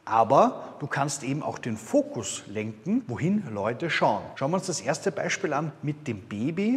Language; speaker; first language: German; native; German